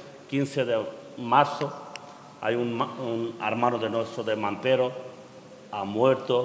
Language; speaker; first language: Spanish; non-native, learner; Bangla